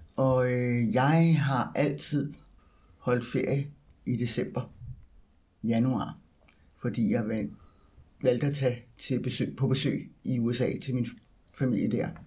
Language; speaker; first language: Danish; native; Danish